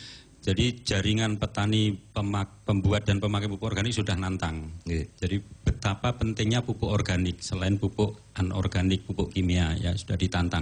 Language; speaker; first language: Indonesian; non-native, local second language; Javanese